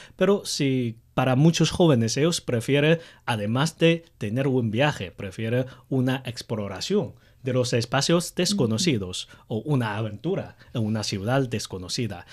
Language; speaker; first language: Spanish; non-native, fluent; Chinese